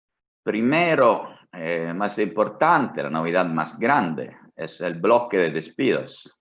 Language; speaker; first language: Spanish; non-native, fluent; Italian